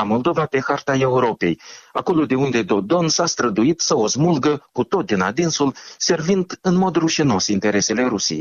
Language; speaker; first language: Romanian; native; Romanian